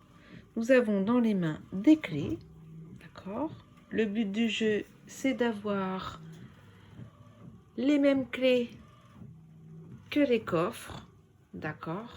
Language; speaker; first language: French; native; French